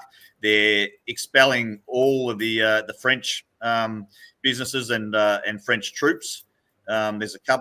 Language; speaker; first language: English; native; English